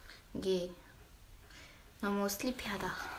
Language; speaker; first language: Korean; early bilingual, heritage; Korean